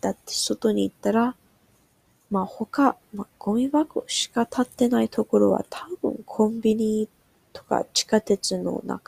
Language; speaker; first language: Japanese; non-native, learner; English